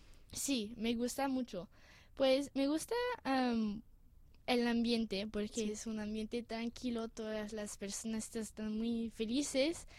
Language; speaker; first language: Spanish; non-native, local second language; French